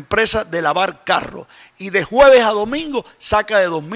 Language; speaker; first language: Spanish; native; Spanish